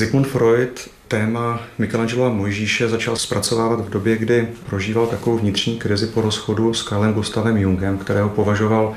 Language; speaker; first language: Czech; native; Czech